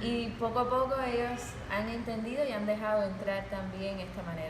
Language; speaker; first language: Spanish; native; Spanish